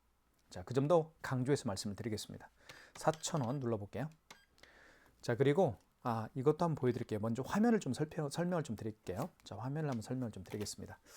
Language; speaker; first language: Korean; native; Korean